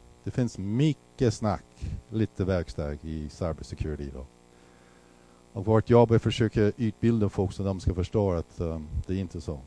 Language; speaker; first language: Swedish; non-native, fluent; English